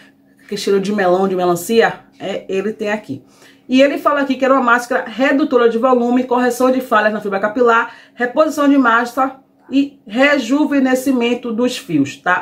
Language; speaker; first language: Portuguese; native; Portuguese